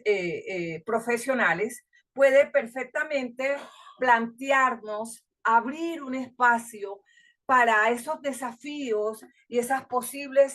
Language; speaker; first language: Spanish; native; Spanish